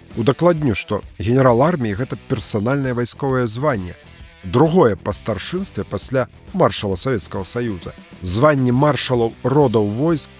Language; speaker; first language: Belarusian; native; Belarusian